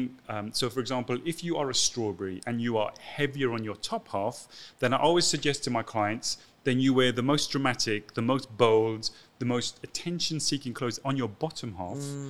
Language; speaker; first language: English; native; English